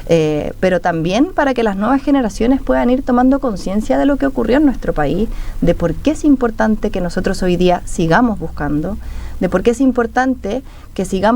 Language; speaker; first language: Spanish; native; Spanish